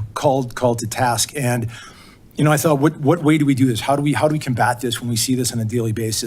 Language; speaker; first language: English; native; English